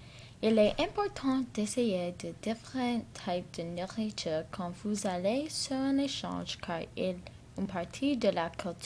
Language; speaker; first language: French; non-native, learner; English